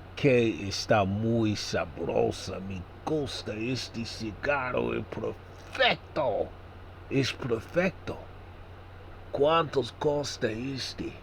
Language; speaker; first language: Spanish; non-native, learner; English